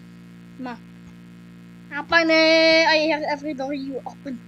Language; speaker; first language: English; non-native, learner; Indonesian